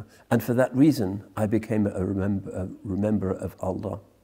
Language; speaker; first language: English; native; English